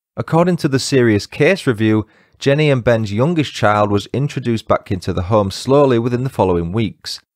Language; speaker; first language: English; native; English